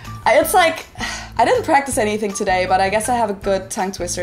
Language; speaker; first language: English; non-native, fluent; German